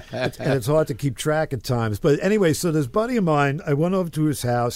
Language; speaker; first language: English; native; English